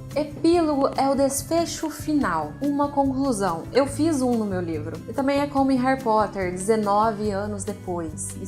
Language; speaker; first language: Portuguese; native; Portuguese